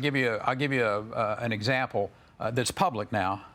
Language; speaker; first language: English; native; English